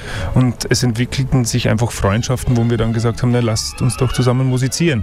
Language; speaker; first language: German; native; German